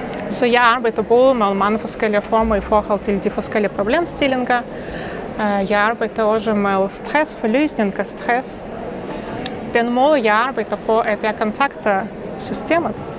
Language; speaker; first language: Danish; non-native, fluent; Russian